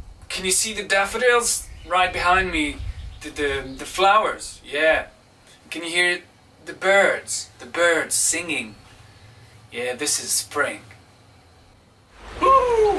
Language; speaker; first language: English; non-native, fluent; French